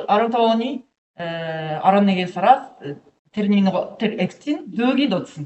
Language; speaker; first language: Mongolian; non-native, learner; Japanese